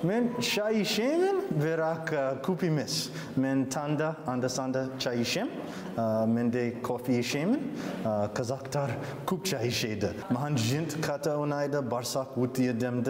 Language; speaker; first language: Kazakh; non-native, learner; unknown